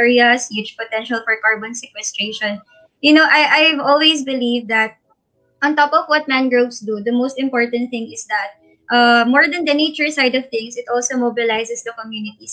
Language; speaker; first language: English; non-native, local second language; Filipino